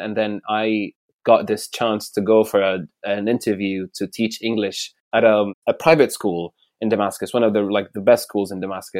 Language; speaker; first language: English; non-native, fluent; Arabic